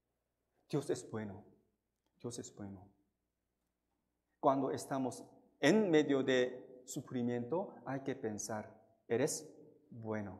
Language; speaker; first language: Spanish; non-native, fluent; Korean